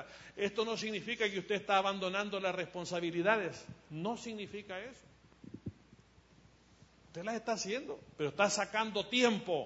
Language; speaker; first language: Spanish; native; Spanish